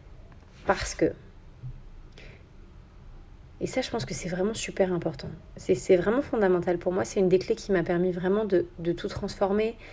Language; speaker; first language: French; native; French